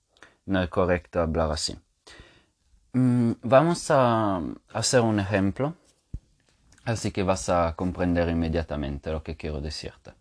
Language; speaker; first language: Spanish; non-native, fluent; Italian